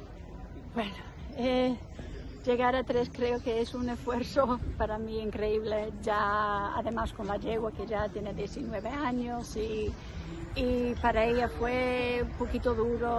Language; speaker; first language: Spanish; non-native, fluent; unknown